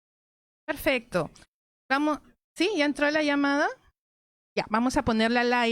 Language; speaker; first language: Spanish; native; Spanish